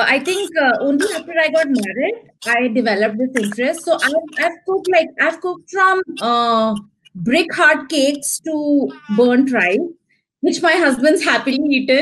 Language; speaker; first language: English; non-native, local second language; Hindi